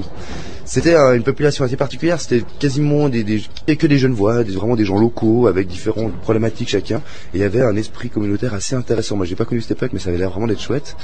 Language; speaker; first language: French; native; French